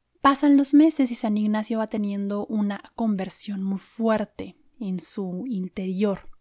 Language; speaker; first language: Spanish; native; Spanish